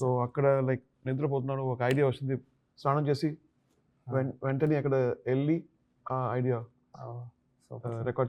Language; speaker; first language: Telugu; non-native, learner; Tamil